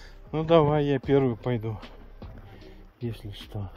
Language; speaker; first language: Russian; native; Russian